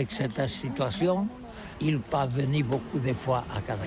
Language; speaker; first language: French; non-native, learner; Catalan